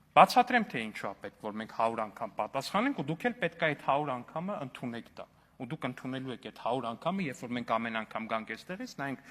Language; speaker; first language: Armenian; native; Armenian